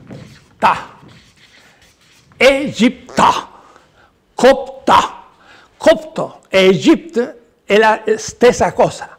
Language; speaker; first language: Italian; non-native, learner; Spanish